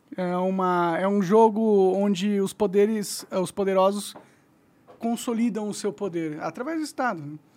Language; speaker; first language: Portuguese; native; Portuguese